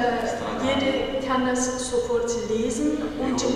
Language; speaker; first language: German; non-native, fluent; Persian